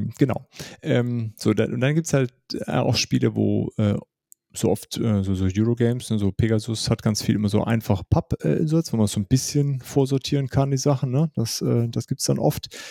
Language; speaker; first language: German; native; German